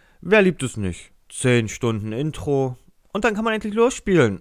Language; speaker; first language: German; native; German